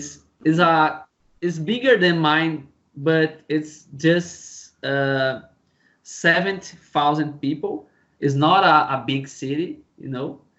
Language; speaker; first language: English; non-native, learner; Portuguese